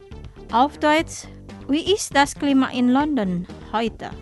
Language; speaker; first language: German; non-native, fluent; Indonesian